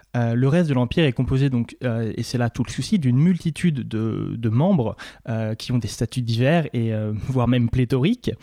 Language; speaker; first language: French; native; French